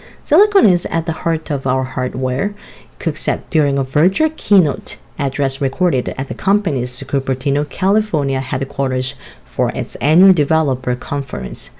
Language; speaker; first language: English; non-native, fluent; Korean